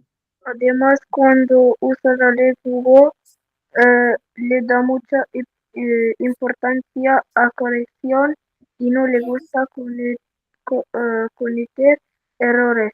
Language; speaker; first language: Spanish; non-native, learner; Arabic